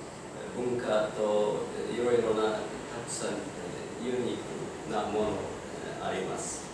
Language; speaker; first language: Japanese; non-native, learner; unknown